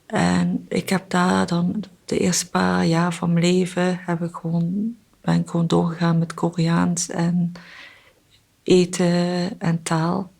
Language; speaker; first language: Dutch; early bilingual, other home language; Korean